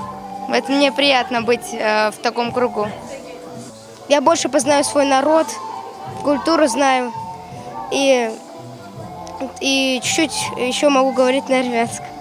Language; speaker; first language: Russian; early bilingual, other home language; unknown